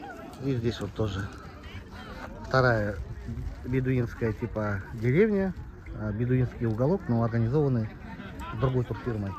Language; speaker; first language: Russian; native; Russian